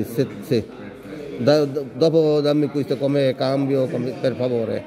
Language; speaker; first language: Italian; non-native, learner; Bangla